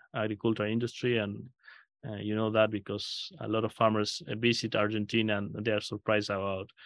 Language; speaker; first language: English; non-native, fluent; Spanish